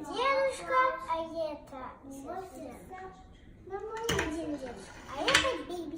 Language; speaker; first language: Russian; early bilingual, heritage; Russian